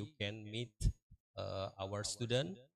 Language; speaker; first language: English; non-native, learner; Indonesian